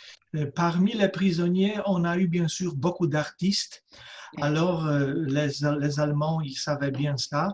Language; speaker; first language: French; non-native, fluent; Polish